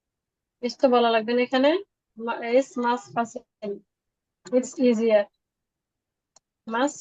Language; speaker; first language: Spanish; non-native, fluent; Bangla